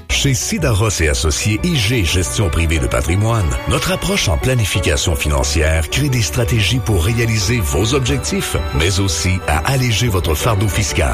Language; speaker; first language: French; native; French